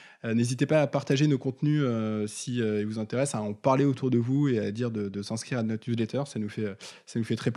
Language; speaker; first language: French; native; French